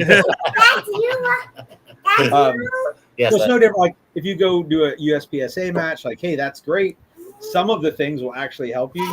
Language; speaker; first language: English; native; English